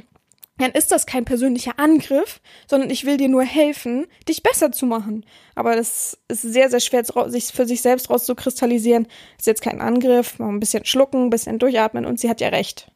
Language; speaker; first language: German; native; German